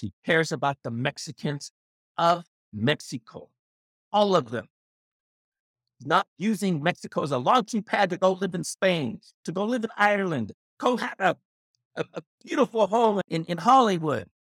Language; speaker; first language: English; native; English